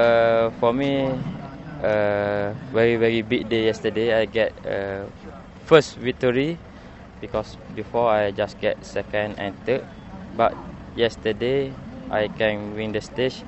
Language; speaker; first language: English; non-native, learner; Malay